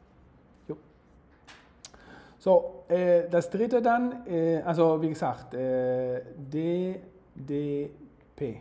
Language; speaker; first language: German; non-native, fluent; Spanish